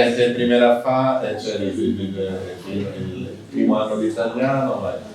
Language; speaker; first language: Italian; non-native, fluent; Portuguese